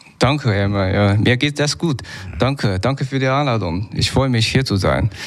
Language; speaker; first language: German; non-native, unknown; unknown